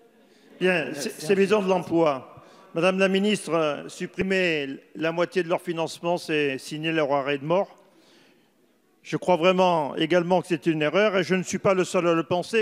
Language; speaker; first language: French; native; French